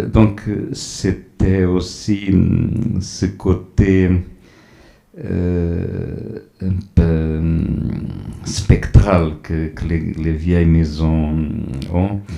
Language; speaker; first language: French; non-native, fluent; Portuguese